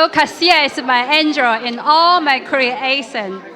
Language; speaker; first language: English; non-native, learner; Chinese